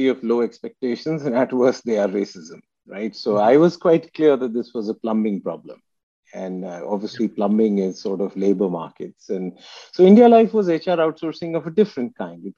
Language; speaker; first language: English; non-native, local second language; Hindi